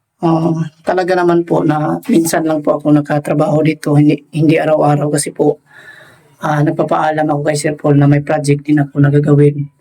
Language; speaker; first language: Filipino; non-native, local second language; Cebuano